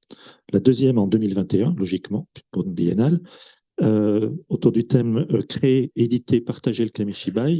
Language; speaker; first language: French; native; French